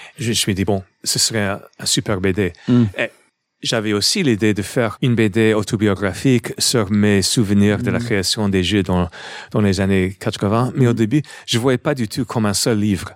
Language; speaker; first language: French; non-native, fluent; English